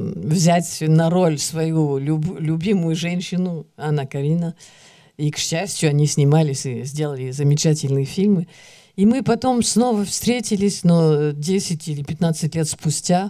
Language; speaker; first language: Russian; early bilingual, heritage; Russian